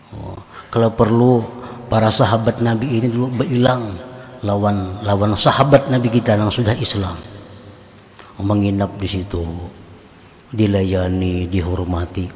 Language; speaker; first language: Indonesian; non-native, local second language; Banjar